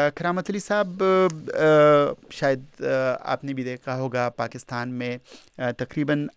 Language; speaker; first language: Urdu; non-native, local second language; Pashto